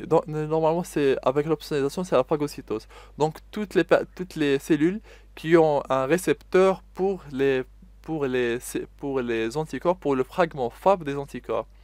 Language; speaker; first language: French; non-native, local second language; Arabic